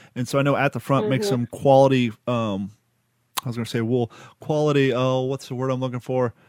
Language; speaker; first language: English; native; English